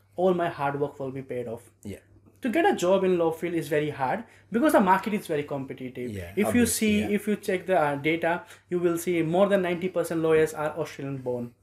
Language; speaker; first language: English; non-native, local second language; Nepali